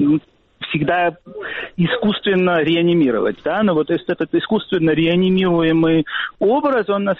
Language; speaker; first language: Russian; non-native, fluent; Georgian